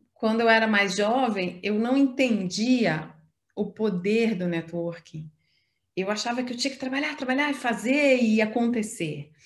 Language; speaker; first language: Portuguese; native; Portuguese